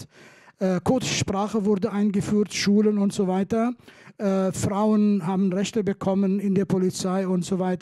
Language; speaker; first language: German; non-native, fluent; Kurdish